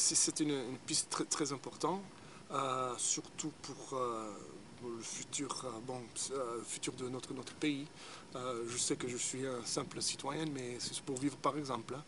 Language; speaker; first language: French; early bilingual, heritage; English